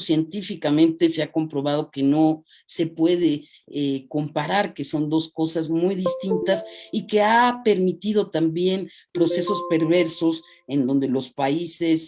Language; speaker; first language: Spanish; native; Spanish